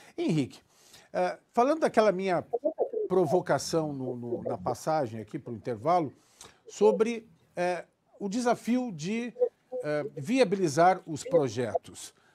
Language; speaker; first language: Portuguese; native; Portuguese